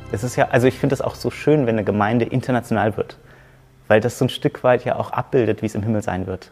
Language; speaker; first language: German; native; German